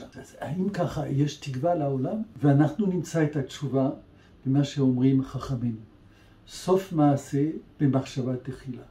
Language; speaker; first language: Hebrew; non-native, fluent; French